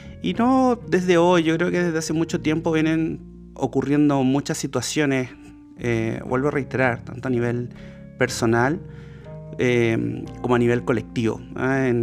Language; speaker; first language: Spanish; native; Spanish